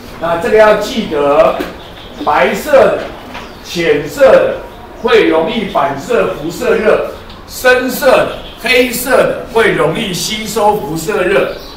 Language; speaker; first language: Chinese; native; Chinese